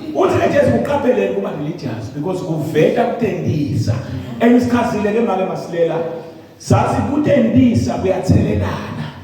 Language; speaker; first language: Zulu; non-native, local second language; Swati